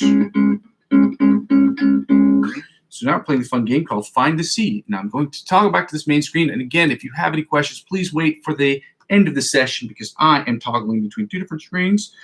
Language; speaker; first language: English; native; English